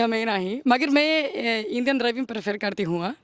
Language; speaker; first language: Hindi; non-native, learner; Spanish